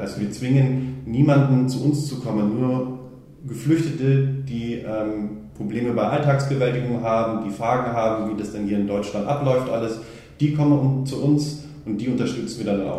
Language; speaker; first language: German; native; German